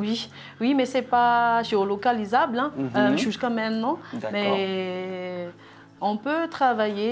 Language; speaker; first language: French; non-native, local second language; Malagasy